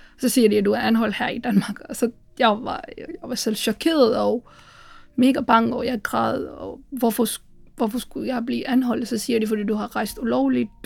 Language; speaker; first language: Danish; non-native, fluent; Sinhala